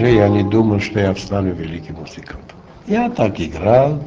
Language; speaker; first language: Russian; non-native, local second language; Armenian